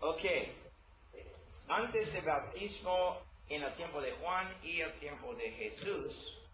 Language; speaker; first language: Spanish; non-native, learner; English